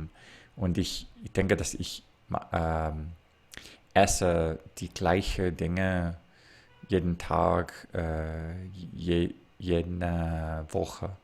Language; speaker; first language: German; non-native, learner; English